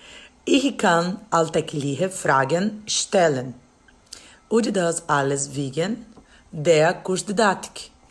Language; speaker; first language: German; non-native, learner; Portuguese